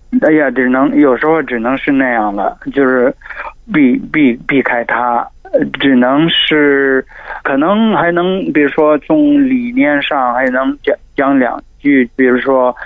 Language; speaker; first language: Chinese; non-native, fluent; Filipino